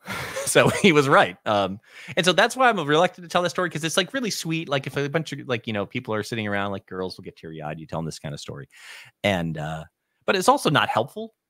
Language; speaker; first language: English; native; English